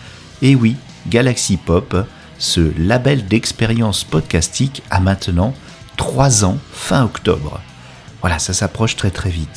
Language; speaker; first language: French; native; French